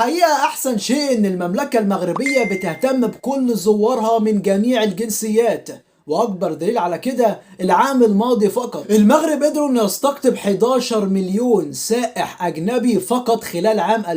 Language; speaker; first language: Arabic; native; Arabic